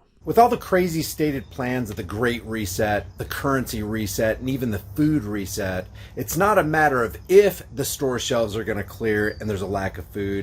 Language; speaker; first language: English; native; English